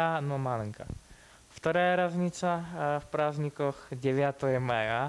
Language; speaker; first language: Russian; non-native, fluent; Slovak